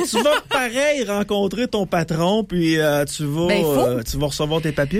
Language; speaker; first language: French; native; French